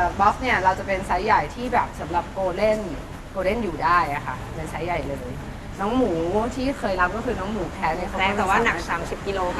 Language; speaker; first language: Thai; native; Thai